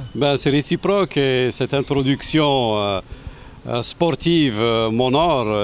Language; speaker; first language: French; non-native, local second language; Arabic